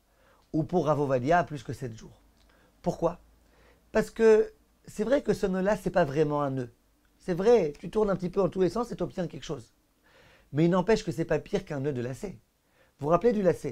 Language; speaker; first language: French; native; French